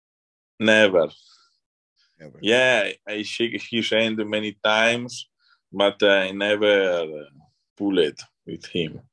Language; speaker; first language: English; non-native, learner; Italian